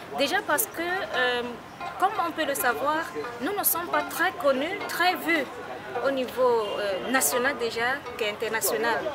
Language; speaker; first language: French; non-native, local second language; Fula